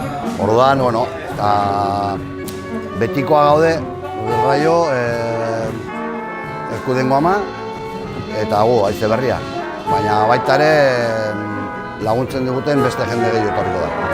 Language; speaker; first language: Basque; non-native, local second language; Spanish